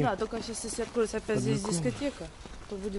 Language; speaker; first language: Russian; native; Russian